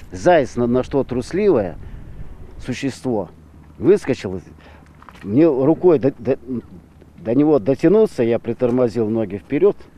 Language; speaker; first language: Russian; native; Russian